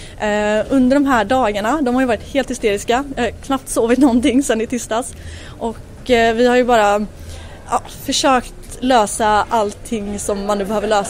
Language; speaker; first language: Swedish; native; Swedish